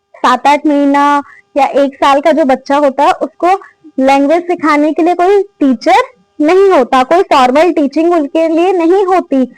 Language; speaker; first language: Hindi; native; Hindi